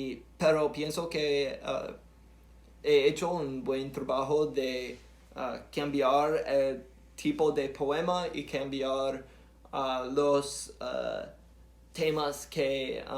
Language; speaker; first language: Spanish; non-native, learner; English